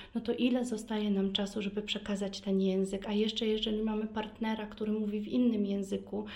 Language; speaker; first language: Polish; early bilingual, heritage; Polish